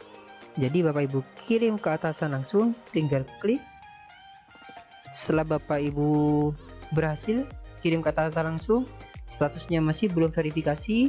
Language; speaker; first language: Indonesian; native; Indonesian